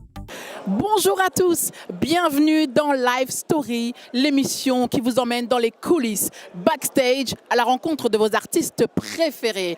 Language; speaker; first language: French; native; French